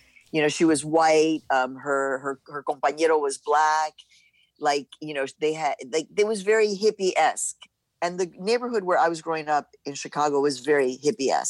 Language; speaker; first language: English; early bilingual, other home language; Spanish